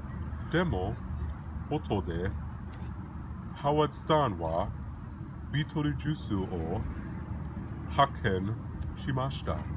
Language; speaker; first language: Japanese; non-native, learner; English